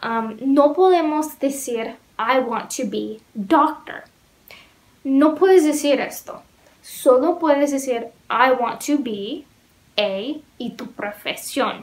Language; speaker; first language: Spanish; non-native, learner; English